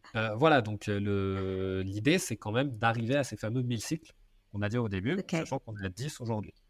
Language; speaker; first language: French; native; French